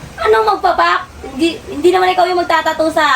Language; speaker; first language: Filipino; native; Filipino